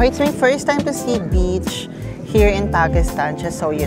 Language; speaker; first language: English; non-native, local second language; Filipino